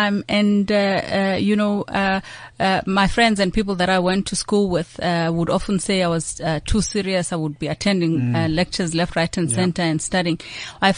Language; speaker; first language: English; non-native, local second language; Xhosa